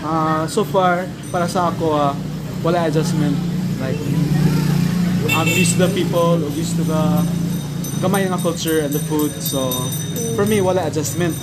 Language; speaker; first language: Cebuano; non-native, learner; English